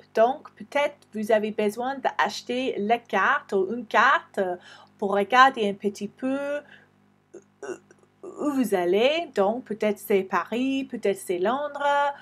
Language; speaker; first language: French; non-native, fluent; English